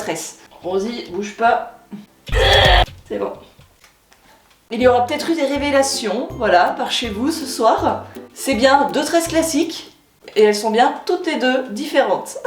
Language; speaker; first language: French; native; French